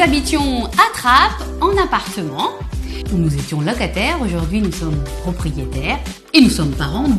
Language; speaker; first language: French; native; French